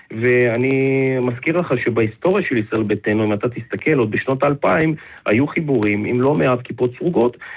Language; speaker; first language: Hebrew; non-native, fluent; Russian